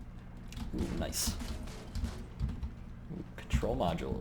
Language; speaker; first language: English; native; English